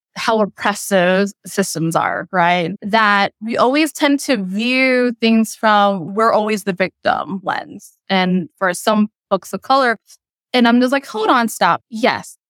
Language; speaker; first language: English; early bilingual, other home language; Western Cham